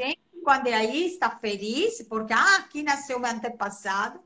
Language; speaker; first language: Portuguese; non-native, fluent; Italian